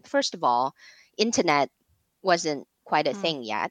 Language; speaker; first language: English; non-native, fluent; Chinese